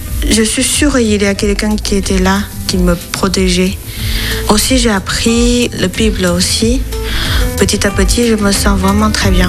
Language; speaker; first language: French; non-native, learner; Chinese